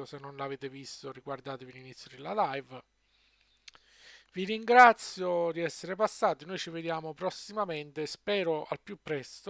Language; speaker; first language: Italian; native; Italian